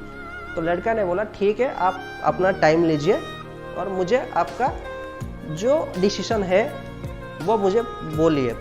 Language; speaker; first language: Hindi; non-native, local second language; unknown